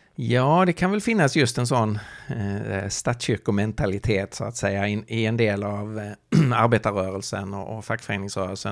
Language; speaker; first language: Swedish; native; Swedish